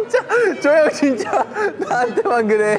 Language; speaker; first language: Korean; native; Korean